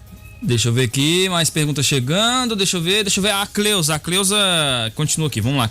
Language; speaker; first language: Portuguese; native; Portuguese